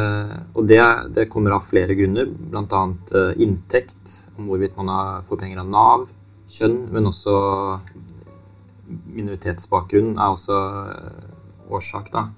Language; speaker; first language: Norwegian; native; Norwegian